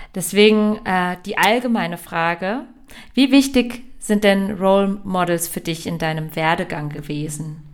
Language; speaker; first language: German; native; German